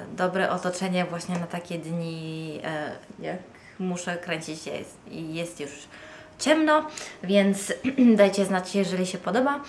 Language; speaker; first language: Polish; non-native, fluent; Italian